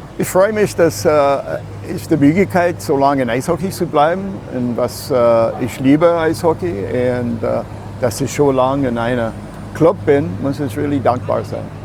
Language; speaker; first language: German; non-native, fluent; English